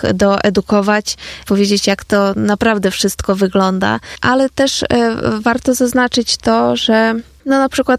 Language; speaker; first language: Polish; non-native, fluent; Ukrainian